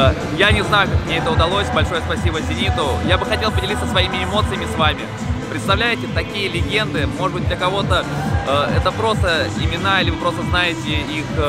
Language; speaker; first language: Russian; native; Russian